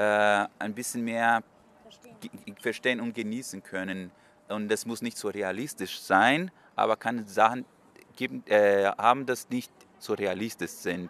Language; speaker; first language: German; non-native, learner; Portuguese